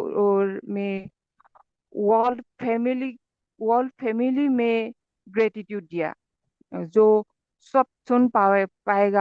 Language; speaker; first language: Hindi; non-native, local second language; Assamese